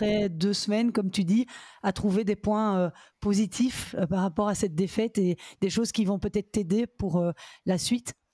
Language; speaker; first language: French; native; French